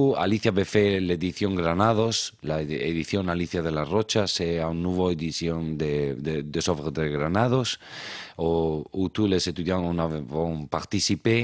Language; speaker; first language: French; non-native, fluent; Spanish